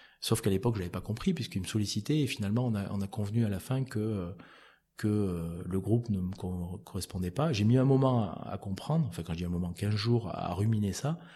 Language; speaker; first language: French; native; French